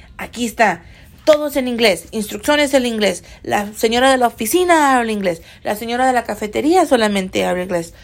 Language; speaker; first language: Spanish; early bilingual, heritage; Spanish